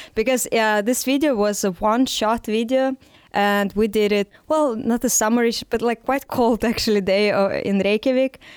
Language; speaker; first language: English; non-native, fluent; Russian